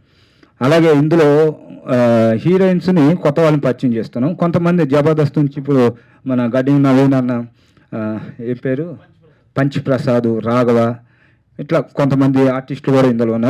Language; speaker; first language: Telugu; native; Telugu